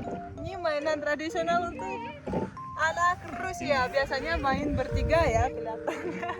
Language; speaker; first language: Indonesian; non-native, fluent; Russian